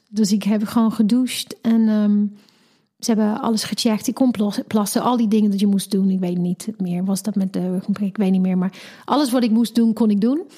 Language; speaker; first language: Dutch; non-native, fluent; English